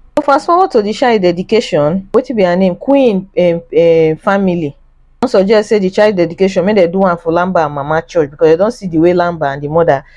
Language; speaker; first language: Nigerian Pidgin; native; Nigerian Pidgin